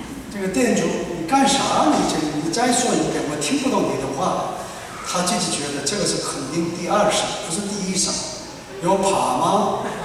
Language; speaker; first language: Chinese; non-native, fluent; Korean